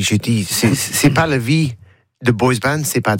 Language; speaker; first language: French; non-native, learner; English